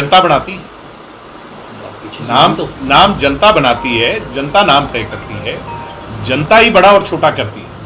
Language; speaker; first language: Hindi; native; Hindi